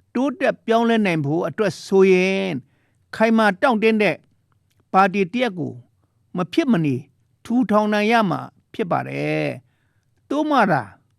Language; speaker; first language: Burmese; non-native, local second language; Shan